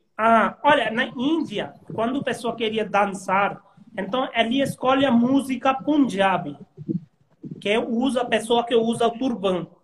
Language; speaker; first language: Portuguese; non-native, learner; Hindi